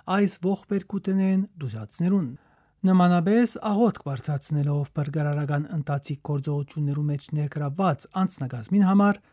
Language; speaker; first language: Armenian; early bilingual, heritage; Armenian